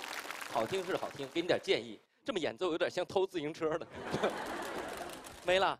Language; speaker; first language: Chinese; native; Chinese